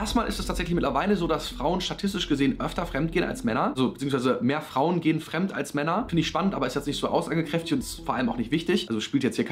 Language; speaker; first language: German; native; German